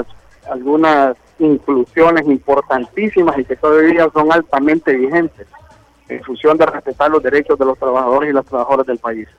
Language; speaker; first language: Spanish; native; Spanish